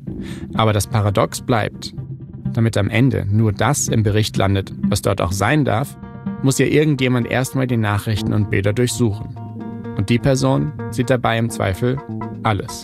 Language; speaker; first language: German; native; German